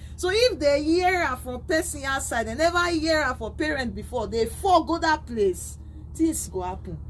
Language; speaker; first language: Nigerian Pidgin; non-native, local second language; Yoruba